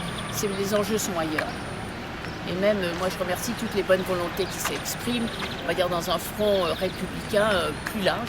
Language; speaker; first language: French; native; French